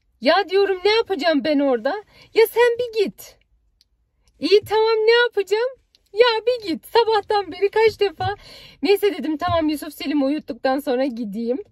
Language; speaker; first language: Turkish; early bilingual, heritage; Turkish